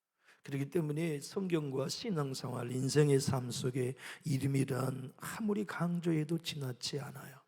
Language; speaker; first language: Korean; native; Korean